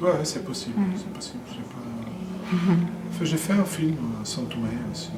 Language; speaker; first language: French; non-native, fluent; Portuguese